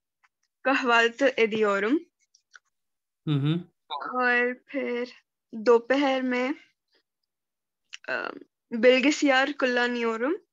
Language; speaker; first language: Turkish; non-native, learner; Urdu